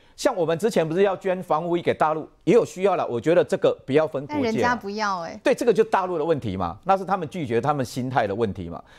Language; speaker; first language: Chinese; native; Chinese